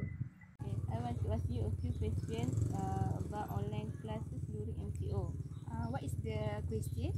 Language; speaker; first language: English; non-native, fluent; Malay